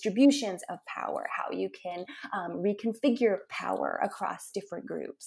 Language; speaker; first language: English; native; English